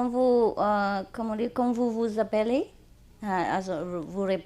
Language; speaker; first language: French; non-native, learner; Vietnamese